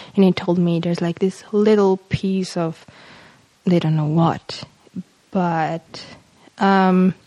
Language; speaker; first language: English; non-native, fluent; Polish